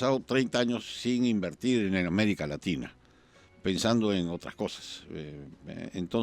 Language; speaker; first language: Spanish; native; Spanish